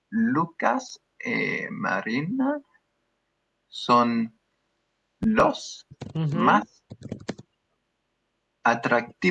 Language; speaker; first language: Spanish; non-native, learner; English